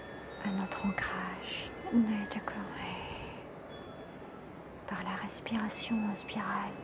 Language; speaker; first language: French; native; French